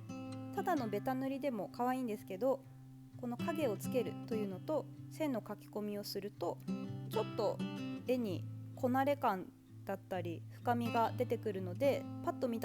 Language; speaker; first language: Japanese; native; Japanese